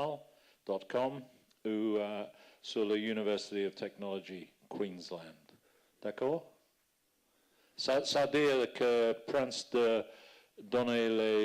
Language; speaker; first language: French; non-native, fluent; English